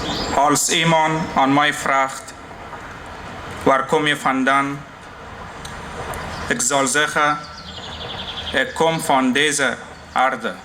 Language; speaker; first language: Dutch; non-native, fluent; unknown